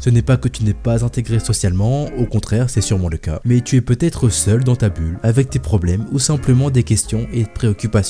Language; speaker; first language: French; native; French